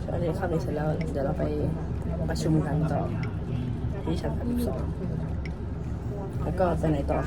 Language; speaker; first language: Thai; native; Thai